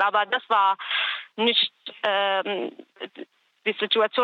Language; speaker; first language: German; non-native, learner; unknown